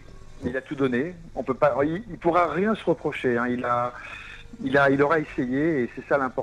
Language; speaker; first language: French; native; French